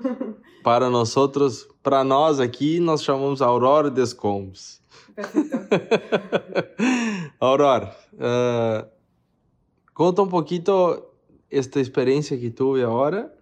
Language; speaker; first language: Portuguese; non-native, learner; Spanish